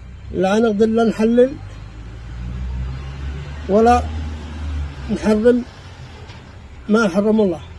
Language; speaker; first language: Arabic; native; Arabic